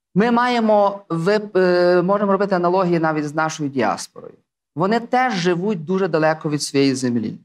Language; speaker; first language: Ukrainian; native; Ukrainian